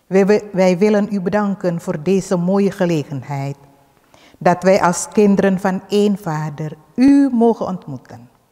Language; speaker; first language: Dutch; early bilingual, other home language; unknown